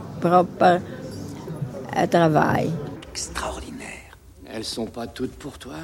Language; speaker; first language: French; non-native, learner; Czech